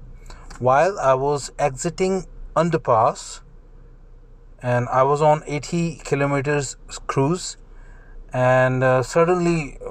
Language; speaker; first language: English; non-native, fluent; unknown